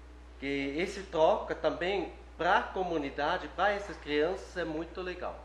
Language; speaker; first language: Portuguese; non-native, fluent; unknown